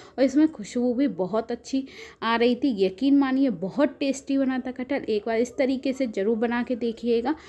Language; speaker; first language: Hindi; native; Hindi